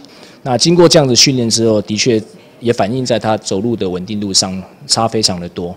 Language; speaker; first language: Chinese; native; Chinese